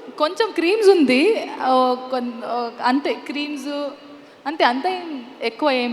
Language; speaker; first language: Telugu; non-native, learner; Kannada